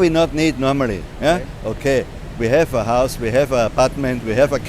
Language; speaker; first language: English; non-native, learner; German